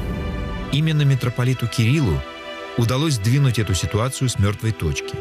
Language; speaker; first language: Russian; native; Russian